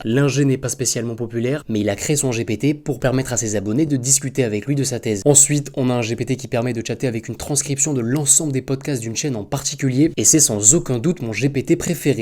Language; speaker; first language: French; native; French